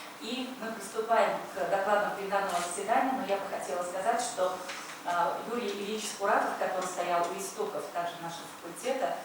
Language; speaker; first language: Russian; native; Russian